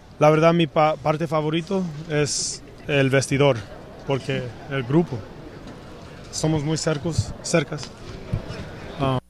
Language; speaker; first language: Spanish; early bilingual, heritage; English